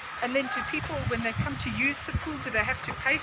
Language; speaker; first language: English; non-native, local second language; Afrikaans